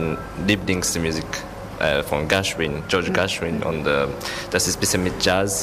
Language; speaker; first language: German; non-native, learner; Japanese